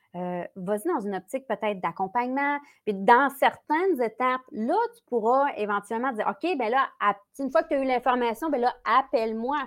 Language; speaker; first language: French; native; French